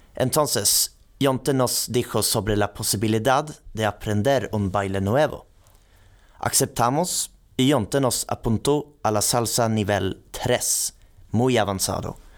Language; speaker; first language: Spanish; non-native, learner; Swedish